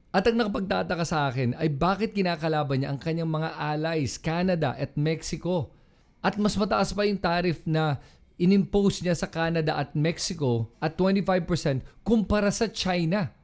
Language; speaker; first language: Filipino; native; Filipino